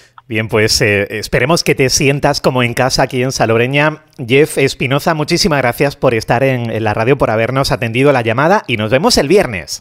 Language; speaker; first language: Spanish; native; Spanish